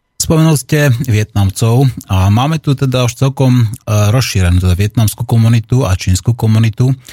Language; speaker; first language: Slovak; native; Slovak